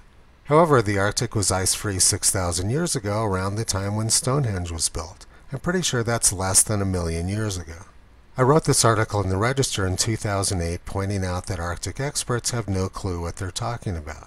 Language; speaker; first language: English; native; English